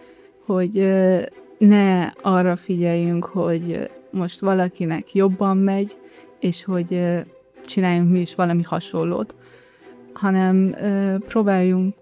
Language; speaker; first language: Hungarian; early bilingual, heritage; Hungarian